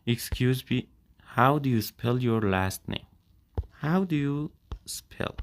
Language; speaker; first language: English; non-native, fluent; Persian